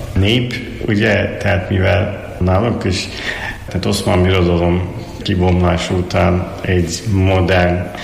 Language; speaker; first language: Hungarian; non-native, fluent; Turkish